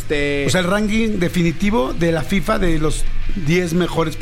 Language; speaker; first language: Spanish; native; Spanish